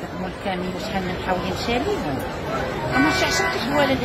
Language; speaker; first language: Arabic; native; Arabic